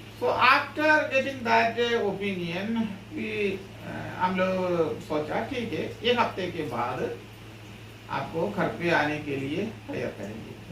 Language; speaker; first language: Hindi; non-native, local second language; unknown